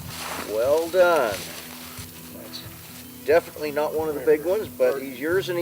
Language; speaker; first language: English; native; English